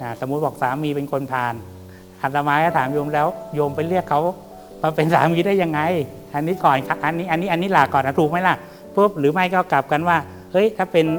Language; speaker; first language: Thai; native; Thai